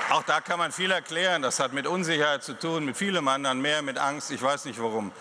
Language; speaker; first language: German; native; German